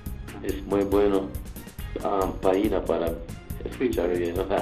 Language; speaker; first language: Spanish; non-native, learner; English